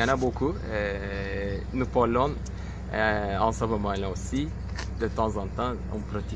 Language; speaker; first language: French; non-native, fluent; Turkish